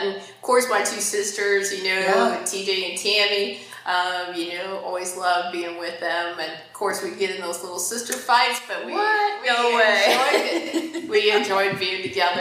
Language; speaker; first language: English; native; English